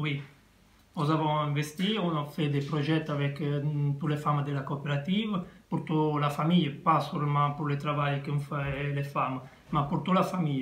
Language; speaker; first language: French; non-native, fluent; Italian